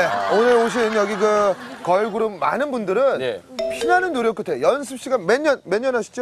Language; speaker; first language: Korean; native; Korean